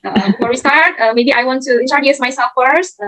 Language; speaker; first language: English; non-native, learner; Indonesian